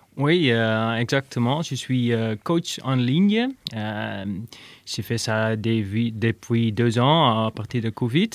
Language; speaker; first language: French; non-native, learner; Dutch